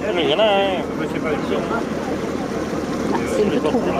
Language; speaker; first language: French; native; French